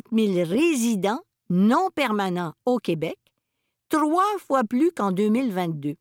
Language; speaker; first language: French; native; French